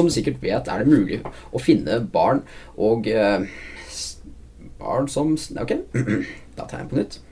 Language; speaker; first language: Norwegian; native; Norwegian